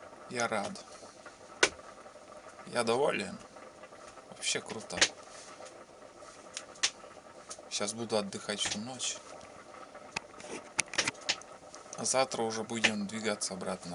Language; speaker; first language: Russian; native; Russian